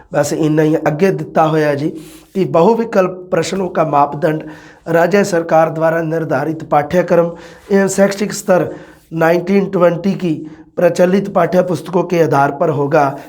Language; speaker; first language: Hindi; non-native, local second language; Punjabi